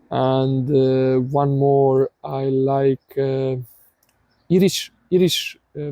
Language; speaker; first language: English; non-native, learner; Serbian